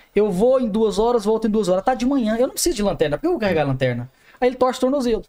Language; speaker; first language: Portuguese; native; Portuguese